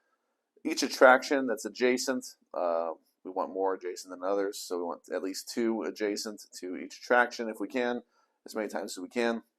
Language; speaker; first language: English; native; English